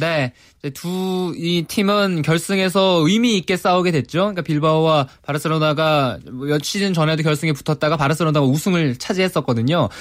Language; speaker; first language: Korean; native; Korean